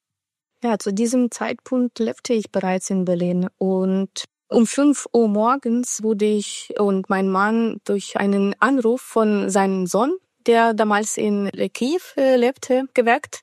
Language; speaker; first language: German; non-native, fluent; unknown